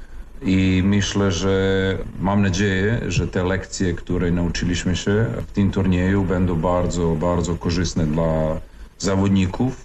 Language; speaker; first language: Polish; non-native, fluent; Serbian